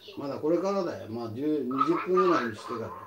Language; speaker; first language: Japanese; native; Japanese